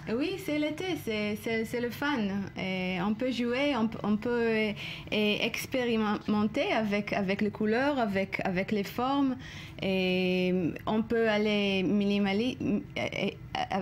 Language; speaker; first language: French; non-native, fluent; Hebrew